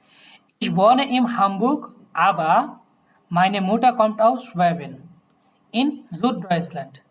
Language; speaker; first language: German; non-native, fluent; Bangla